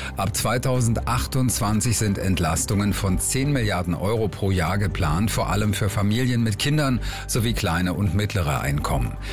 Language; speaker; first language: German; native; German